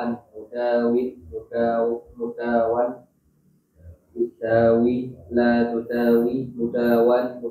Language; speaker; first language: Arabic; non-native, learner; Indonesian